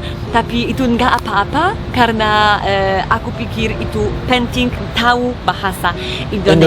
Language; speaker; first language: Indonesian; non-native, fluent; Polish